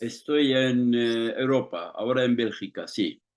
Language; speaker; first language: Spanish; non-native, fluent; Turkish